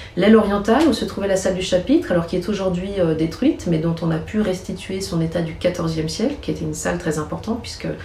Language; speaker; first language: French; native; French